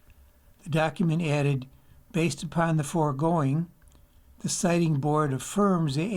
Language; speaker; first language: English; native; English